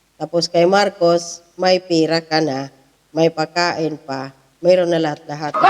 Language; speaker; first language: Filipino; non-native, local second language; Cebuano